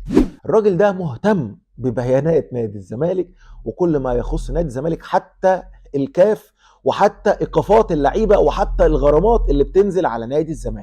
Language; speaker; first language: Arabic; native; Arabic